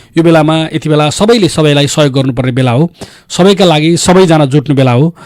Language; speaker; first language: Nepali; native; Nepali